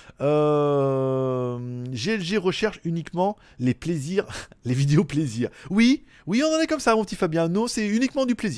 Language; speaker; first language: French; native; French